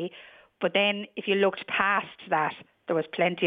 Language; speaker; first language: English; native; English